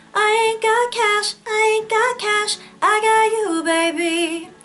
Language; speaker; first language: English; native; English